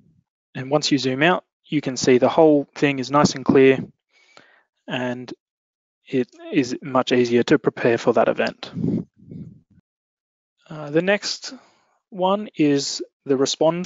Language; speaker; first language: English; native; English